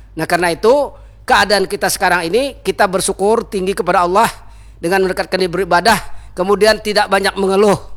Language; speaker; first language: Malay; non-native, local second language; Banjar